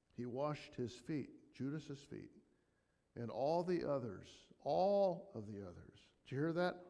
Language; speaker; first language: English; native; English